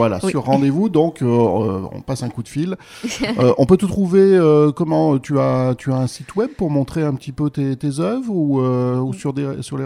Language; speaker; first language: French; native; French